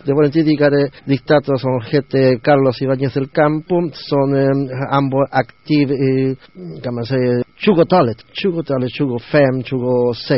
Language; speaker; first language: Swedish; non-native, learner; Spanish